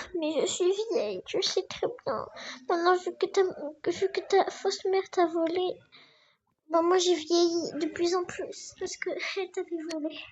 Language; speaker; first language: French; native; French